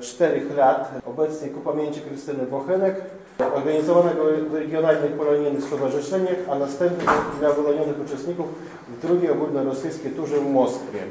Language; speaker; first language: Polish; non-native, fluent; Russian